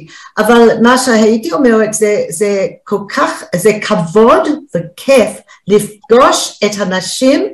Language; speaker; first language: Hebrew; non-native, fluent; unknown